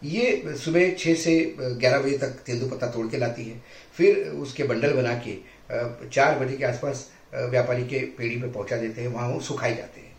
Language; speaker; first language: Hindi; non-native, local second language; Marathi